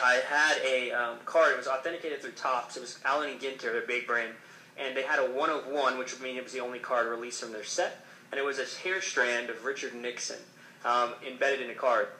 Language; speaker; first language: English; native; English